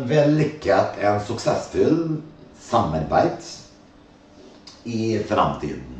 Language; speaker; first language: Norwegian; non-native, fluent; Serbian